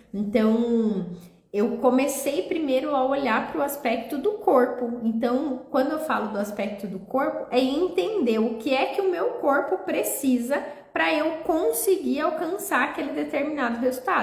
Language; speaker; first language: Portuguese; native; Portuguese